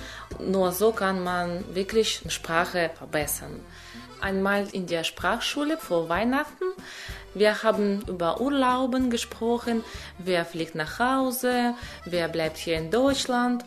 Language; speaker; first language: German; non-native, learner; Ukrainian